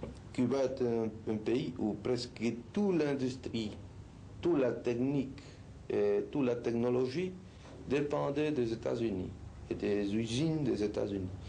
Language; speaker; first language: French; non-native, fluent; Spanish